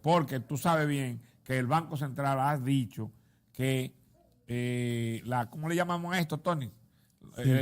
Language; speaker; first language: Spanish; native; Spanish